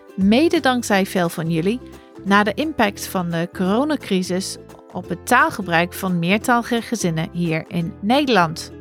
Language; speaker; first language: Dutch; non-native, fluent; English